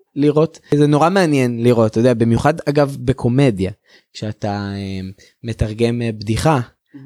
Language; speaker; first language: Hebrew; native; Hebrew